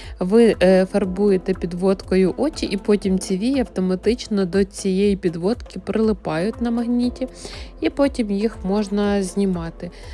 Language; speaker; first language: Ukrainian; native; Ukrainian